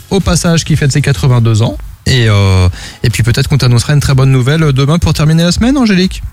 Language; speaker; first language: French; native; French